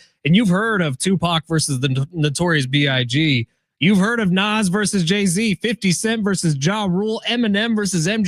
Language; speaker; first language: English; native; English